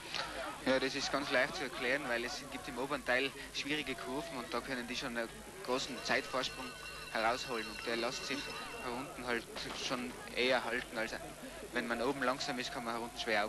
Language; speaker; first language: German; native; German